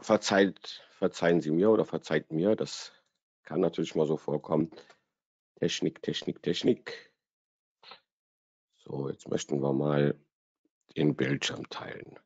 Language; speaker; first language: German; native; German